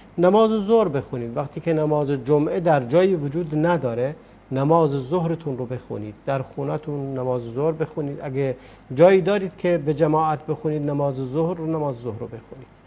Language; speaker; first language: Persian; native; Persian